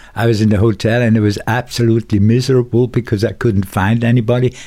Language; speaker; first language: English; non-native, fluent; German